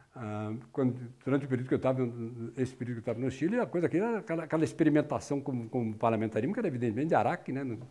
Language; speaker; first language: Portuguese; native; Portuguese